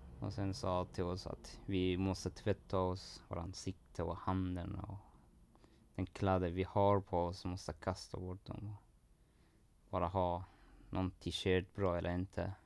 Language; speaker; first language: Swedish; non-native, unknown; Persian